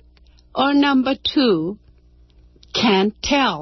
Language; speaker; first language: English; non-native, fluent; Korean